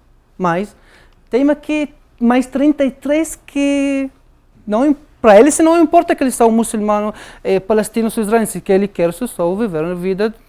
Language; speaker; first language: Portuguese; non-native, learner; Arabic